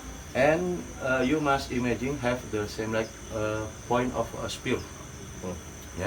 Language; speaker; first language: English; non-native, learner; Indonesian